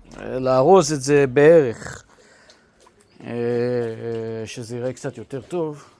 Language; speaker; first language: Hebrew; native; Hebrew